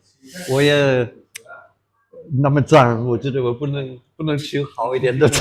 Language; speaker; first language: Chinese; non-native, fluent; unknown